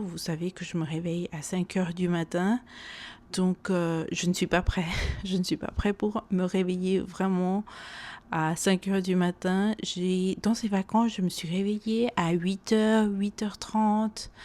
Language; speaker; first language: French; non-native, fluent; Spanish